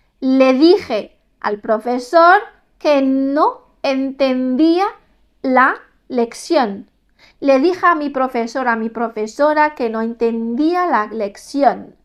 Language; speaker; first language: Spanish; non-native, fluent; Arabic